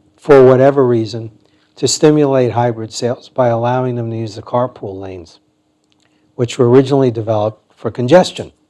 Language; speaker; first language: English; native; English